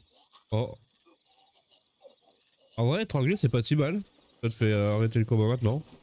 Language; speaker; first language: French; native; French